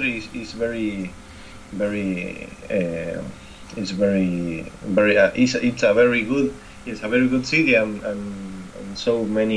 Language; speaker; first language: English; non-native, learner; Spanish